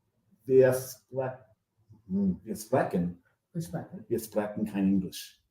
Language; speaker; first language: German; non-native, learner; English